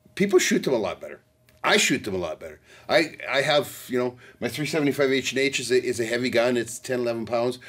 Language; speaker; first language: English; native; English